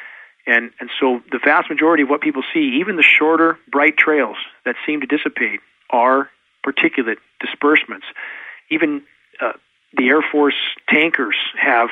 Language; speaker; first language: English; native; English